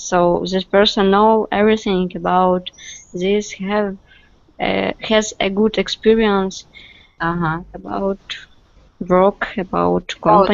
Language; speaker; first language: English; non-native, learner; Russian